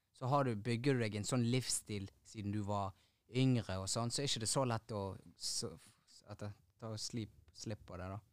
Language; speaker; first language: Norwegian; early bilingual, other home language; Tigrinya